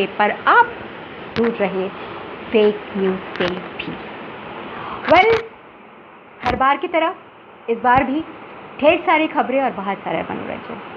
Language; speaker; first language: Hindi; native; Hindi